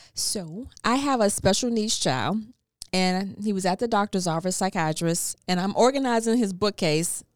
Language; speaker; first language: English; native; English